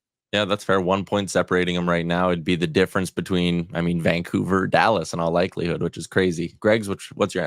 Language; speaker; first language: English; native; English